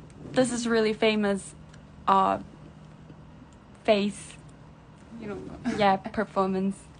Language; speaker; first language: English; non-native, fluent; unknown